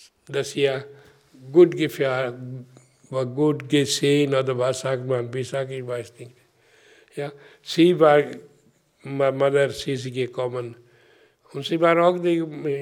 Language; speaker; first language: German; non-native, learner; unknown